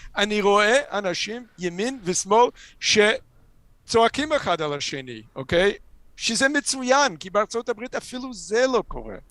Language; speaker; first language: Hebrew; non-native, fluent; English